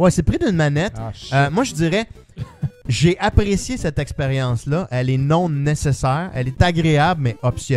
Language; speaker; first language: French; native; French